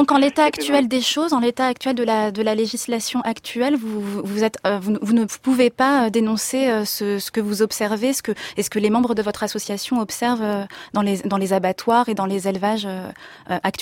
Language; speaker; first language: French; native; French